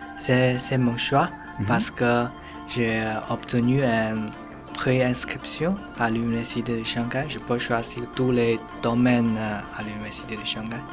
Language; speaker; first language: French; non-native, learner; Chinese